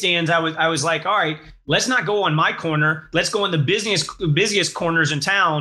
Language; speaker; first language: English; native; English